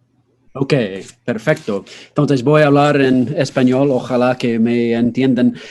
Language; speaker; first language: Spanish; non-native, fluent; English